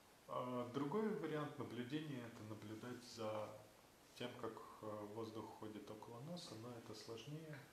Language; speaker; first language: Russian; native; Russian